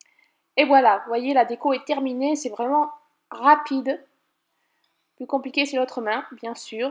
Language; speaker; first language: French; native; French